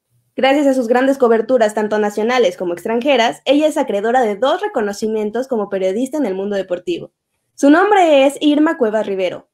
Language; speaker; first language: Spanish; native; Spanish